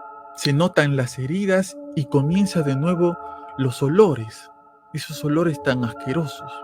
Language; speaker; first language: Spanish; native; Spanish